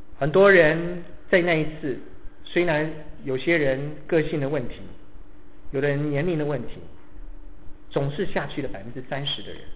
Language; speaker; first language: Chinese; native; Chinese